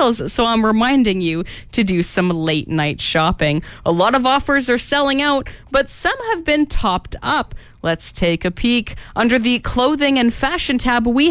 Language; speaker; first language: English; native; English